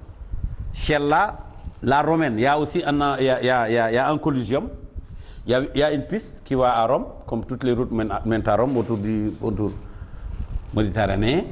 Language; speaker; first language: French; non-native, local second language; Wolof